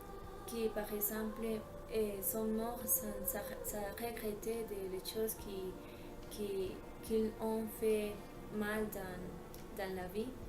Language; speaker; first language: French; non-native, learner; Spanish